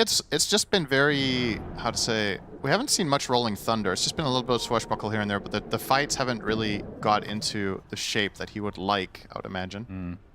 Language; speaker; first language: English; native; English